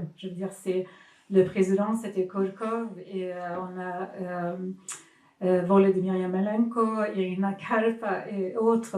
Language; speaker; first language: French; non-native, fluent; Swedish